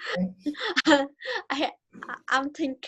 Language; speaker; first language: English; non-native, learner; Vietnamese